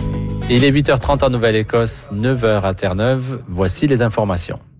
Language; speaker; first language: French; native; French